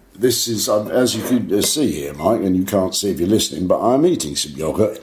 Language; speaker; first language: English; native; English